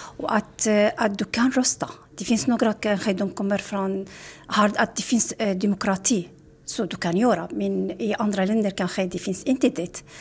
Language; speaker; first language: Swedish; non-native, learner; Arabic